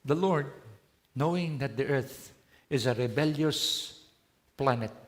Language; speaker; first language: English; non-native, local second language; Filipino